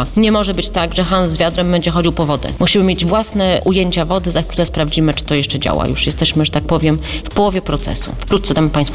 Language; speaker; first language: Polish; native; Polish